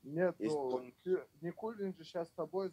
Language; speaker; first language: Russian; non-native, local second language; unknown